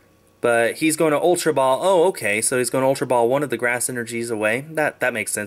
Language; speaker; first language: English; native; English